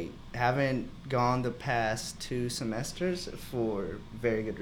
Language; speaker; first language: English; non-native, fluent; Spanish